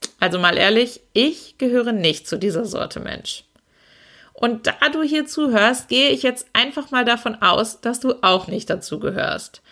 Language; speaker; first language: German; native; German